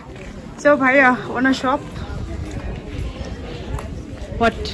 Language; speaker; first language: English; non-native, local second language; Bangla